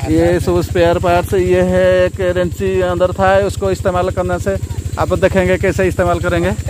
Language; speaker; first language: Hindi; non-native, local second language; Odia